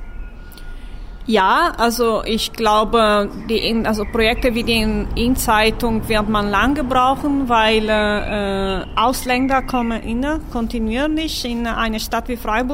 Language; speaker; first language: German; non-native, fluent; Italian